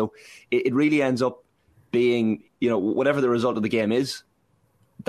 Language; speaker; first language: English; native; English